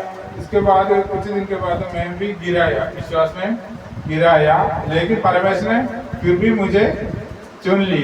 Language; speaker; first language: Hindi; non-native, local second language; Malayalam